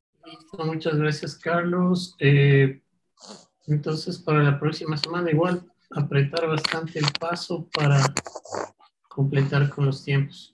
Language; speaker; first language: Spanish; native; Spanish